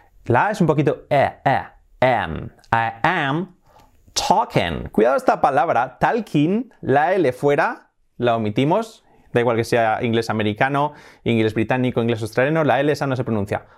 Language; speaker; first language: Spanish; native; Spanish